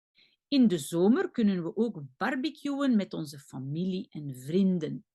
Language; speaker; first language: Dutch; non-native, local second language; French